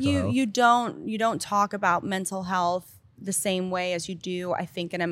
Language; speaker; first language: English; non-native, fluent; Danish